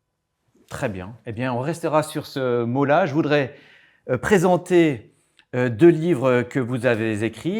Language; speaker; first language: French; native; French